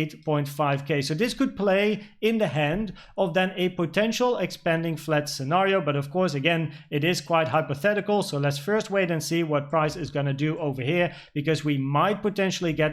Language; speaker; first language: English; non-native, fluent; Dutch